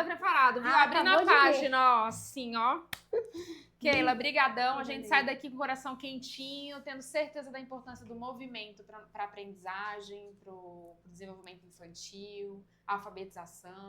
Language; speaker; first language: Portuguese; native; Portuguese